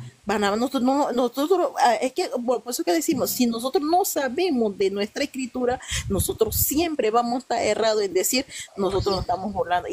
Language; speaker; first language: Spanish; non-native, local second language; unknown